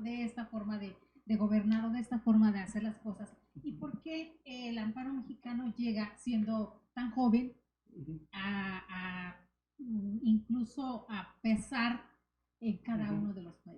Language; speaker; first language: Spanish; native; Spanish